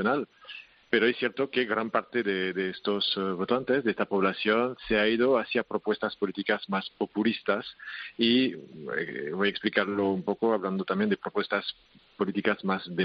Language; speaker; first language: Spanish; non-native, fluent; French